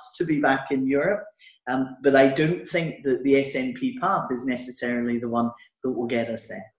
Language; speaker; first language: English; native; English